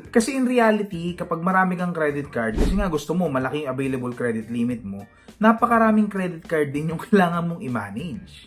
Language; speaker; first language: Filipino; native; Filipino